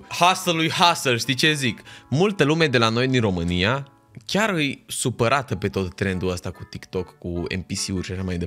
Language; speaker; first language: Romanian; native; Romanian